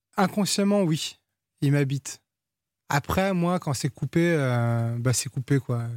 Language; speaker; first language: French; early bilingual, other home language; Portuguese